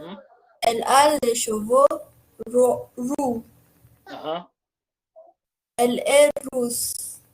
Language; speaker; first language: French; non-native, learner; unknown